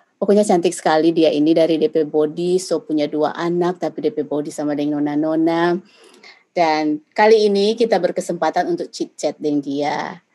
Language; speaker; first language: Indonesian; native; Indonesian